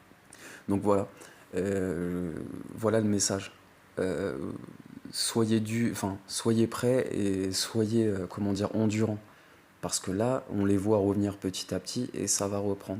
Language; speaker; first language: French; native; French